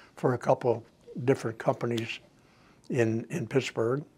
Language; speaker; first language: English; native; English